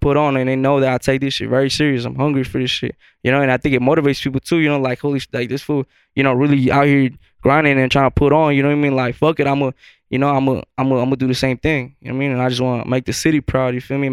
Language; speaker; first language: English; native; English